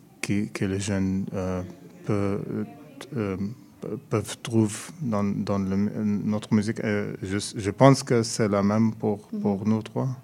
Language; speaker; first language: French; non-native, learner; Arabic